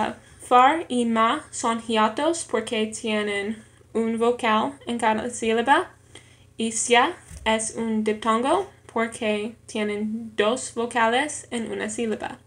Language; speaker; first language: Spanish; non-native, learner; English